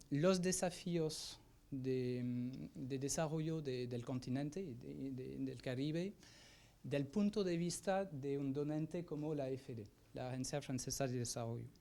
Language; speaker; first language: Spanish; non-native, fluent; French